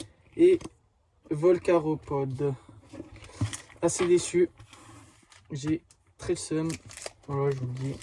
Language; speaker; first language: French; native; French